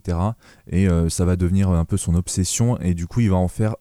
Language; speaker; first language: French; native; French